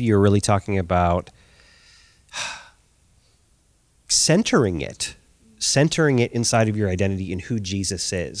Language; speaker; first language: English; native; English